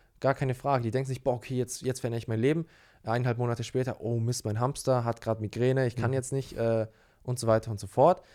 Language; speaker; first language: German; native; German